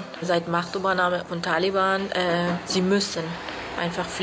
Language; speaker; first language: German; non-native, fluent; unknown